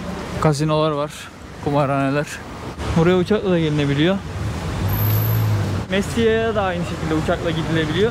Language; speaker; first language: Turkish; native; Turkish